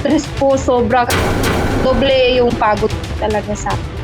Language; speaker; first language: Filipino; native; Filipino